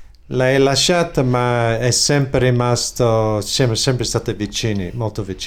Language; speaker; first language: Italian; early bilingual, other home language; Friulian